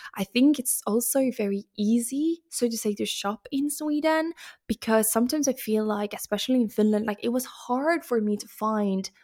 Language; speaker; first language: English; non-native, fluent; Finnish